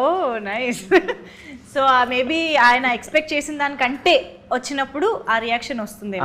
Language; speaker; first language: Telugu; native; Telugu